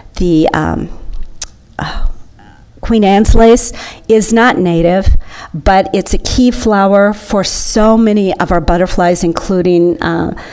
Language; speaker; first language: English; native; English